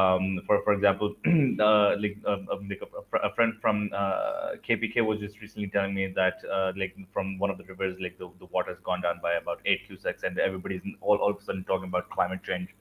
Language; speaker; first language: English; non-native, local second language; Urdu